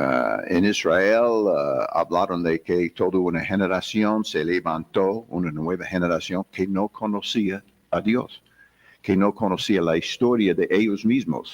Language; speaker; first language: Spanish; non-native, fluent; English